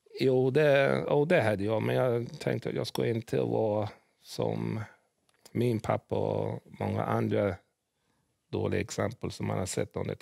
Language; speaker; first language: Swedish; early bilingual, other home language; English